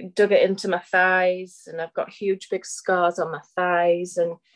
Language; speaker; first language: English; native; English